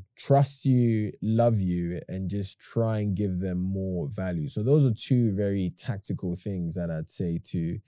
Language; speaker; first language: English; native; English